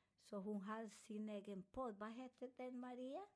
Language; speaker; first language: Swedish; non-native, fluent; Spanish